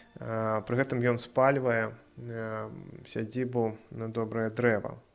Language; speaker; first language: Belarusian; native; Belarusian